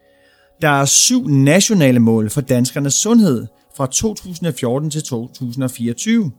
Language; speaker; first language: Danish; native; Danish